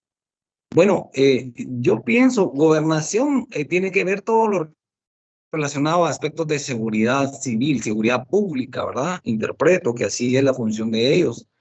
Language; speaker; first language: Spanish; native; Spanish